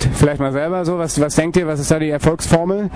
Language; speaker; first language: German; native; German